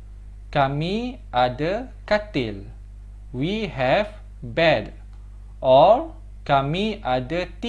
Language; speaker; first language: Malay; non-native, fluent; Korean